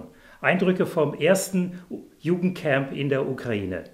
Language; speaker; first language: German; native; German